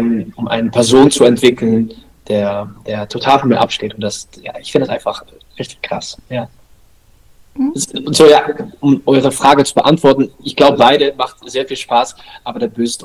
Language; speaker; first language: German; non-native, learner; Dutch